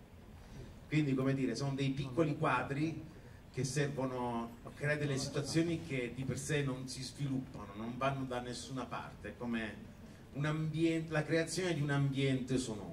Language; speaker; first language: Italian; native; Italian